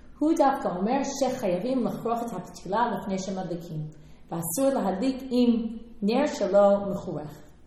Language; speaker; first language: Hebrew; non-native, fluent; English